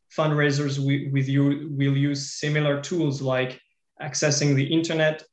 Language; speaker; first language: English; non-native, fluent; French